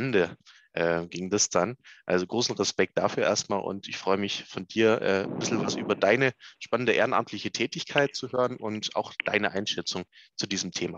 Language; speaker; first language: German; native; German